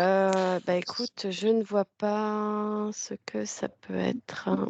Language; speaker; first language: French; native; French